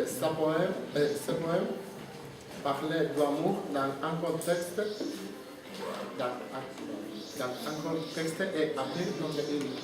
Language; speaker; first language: French; non-native, learner; Spanish